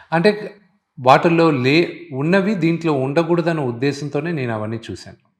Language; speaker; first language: Telugu; native; Telugu